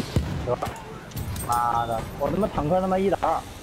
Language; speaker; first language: Chinese; native; Chinese